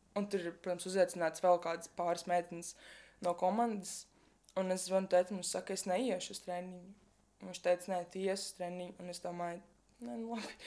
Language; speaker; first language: Latvian; native; Latvian